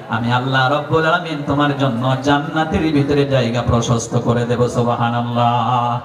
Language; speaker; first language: Bangla; non-native, local second language; Assamese